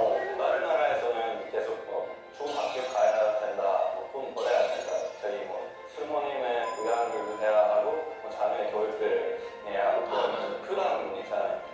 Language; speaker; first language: Korean; non-native, fluent; Norwegian